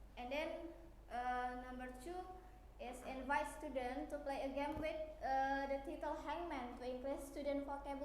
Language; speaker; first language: English; non-native, learner; Indonesian